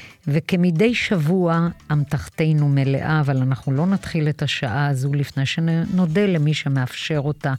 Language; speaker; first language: Hebrew; native; Hebrew